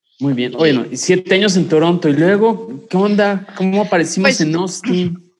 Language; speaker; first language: Spanish; native; Spanish